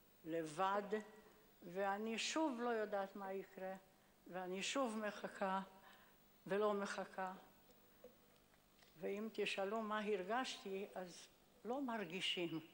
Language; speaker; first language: Hebrew; non-native, fluent; Hungarian